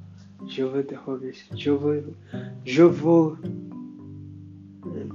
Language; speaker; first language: French; non-native, learner; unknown